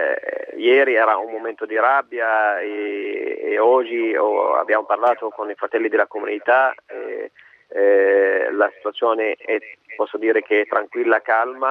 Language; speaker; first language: Italian; non-native, fluent; Arabic